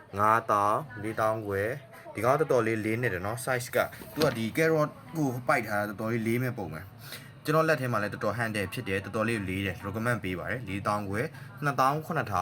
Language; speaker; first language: Burmese; native; Burmese